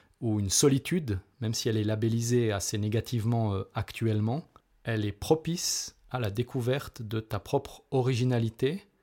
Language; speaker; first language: French; native; French